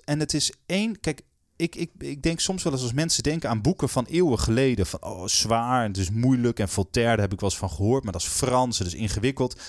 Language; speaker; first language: Dutch; native; Dutch